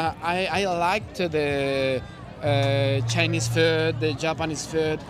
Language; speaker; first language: English; non-native, learner; Spanish